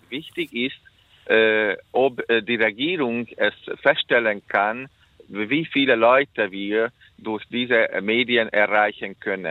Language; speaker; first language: German; non-native, fluent; Hungarian